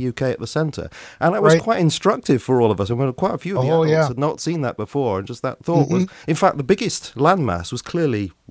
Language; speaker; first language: English; native; English